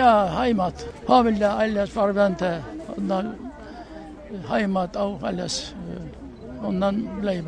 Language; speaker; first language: German; non-native, learner; Turkish